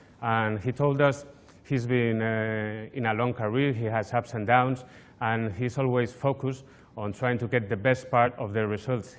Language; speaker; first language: English; non-native, fluent; Spanish